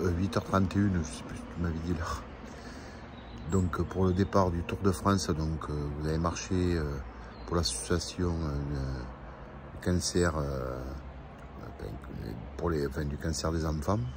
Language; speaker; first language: French; native; French